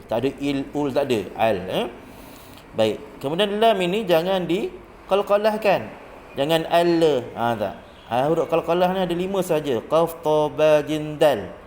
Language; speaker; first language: Malay; native; Malay